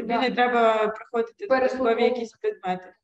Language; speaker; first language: Ukrainian; native; Ukrainian